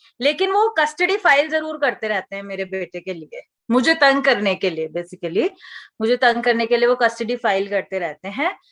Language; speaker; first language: Hindi; native; Hindi